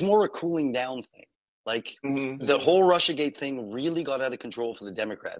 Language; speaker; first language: English; non-native, fluent; French